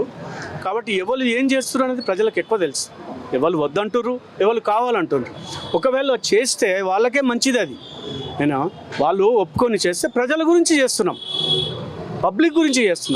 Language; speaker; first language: Telugu; native; Telugu